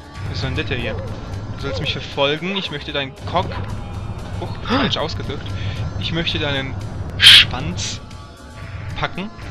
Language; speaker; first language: German; native; German